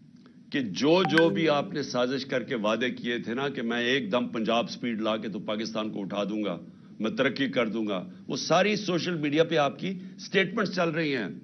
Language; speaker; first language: Urdu; native; Urdu